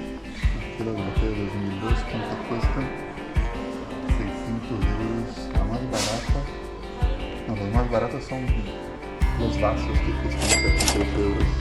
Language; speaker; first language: Spanish; non-native, fluent; Portuguese